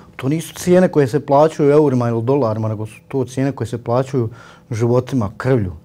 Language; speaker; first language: Bosnian; native; Bosnian